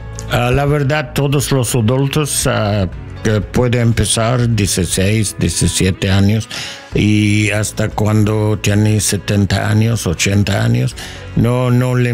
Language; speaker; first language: Spanish; non-native, learner; English